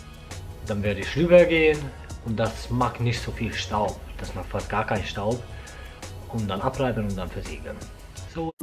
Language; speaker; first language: German; non-native, fluent; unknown